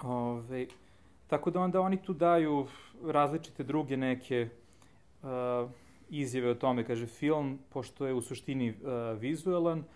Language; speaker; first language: Serbian; native; Serbian